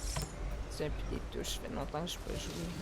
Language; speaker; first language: French; native; French